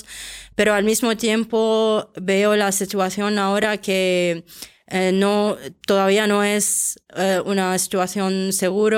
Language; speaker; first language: Spanish; non-native, fluent; Arabic